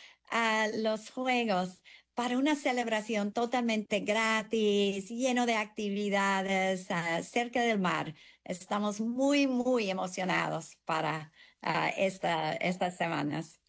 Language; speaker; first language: Spanish; non-native, fluent; English